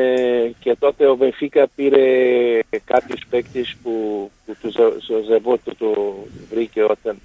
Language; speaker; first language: Greek; non-native, learner; Portuguese